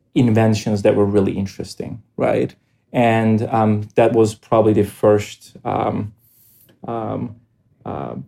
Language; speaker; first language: English; non-native, fluent; Greek